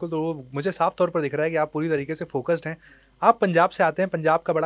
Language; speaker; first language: Hindi; native; Hindi